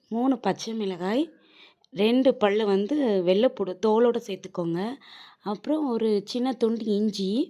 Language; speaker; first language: Tamil; native; Tamil